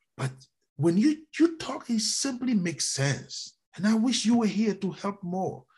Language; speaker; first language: English; non-native, fluent; French